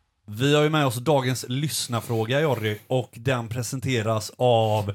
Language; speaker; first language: Swedish; native; Swedish